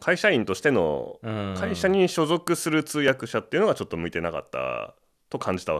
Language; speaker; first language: Japanese; native; Japanese